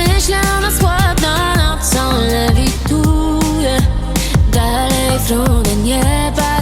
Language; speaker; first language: Polish; early bilingual, heritage; Polish